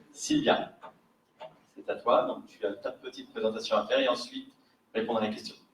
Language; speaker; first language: French; native; French